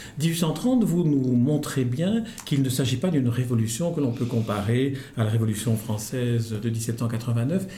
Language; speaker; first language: French; native; French